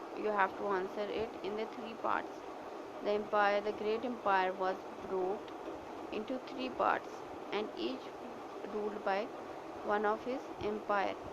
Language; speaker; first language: English; non-native, local second language; Urdu